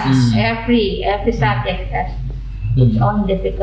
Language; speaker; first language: English; non-native, fluent; Indonesian